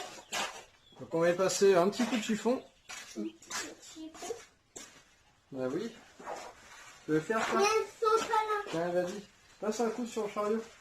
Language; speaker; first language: French; native; French